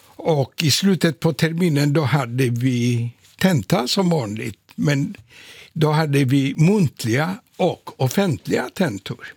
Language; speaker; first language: Swedish; non-native, fluent; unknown